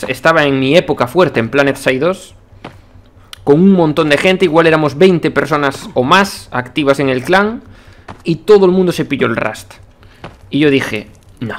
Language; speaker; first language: Spanish; native; Spanish